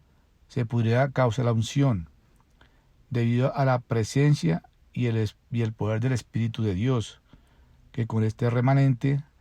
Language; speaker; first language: Spanish; native; Spanish